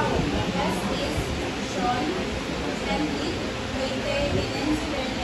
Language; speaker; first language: German; non-native, learner; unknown